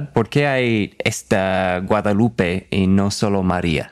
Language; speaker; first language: Spanish; non-native, fluent; English